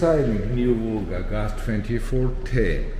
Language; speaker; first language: English; non-native, learner; Georgian